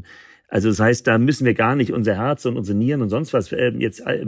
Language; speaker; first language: German; native; German